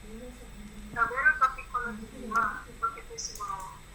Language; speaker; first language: Japanese; non-native, learner; Indonesian